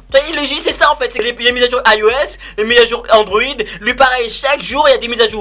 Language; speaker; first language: French; native; French